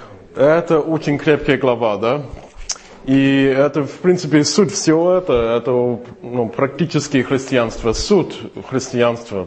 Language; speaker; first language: Russian; non-native, fluent; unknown